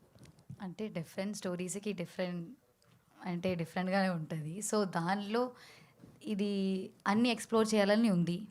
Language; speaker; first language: Telugu; non-native, fluent; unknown